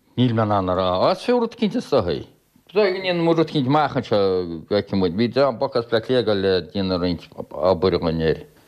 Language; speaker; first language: Irish; native; Irish